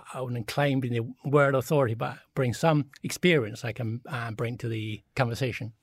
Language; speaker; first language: English; early bilingual, other home language; Chinese